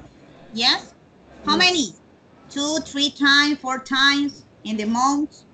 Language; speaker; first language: English; non-native, learner; Spanish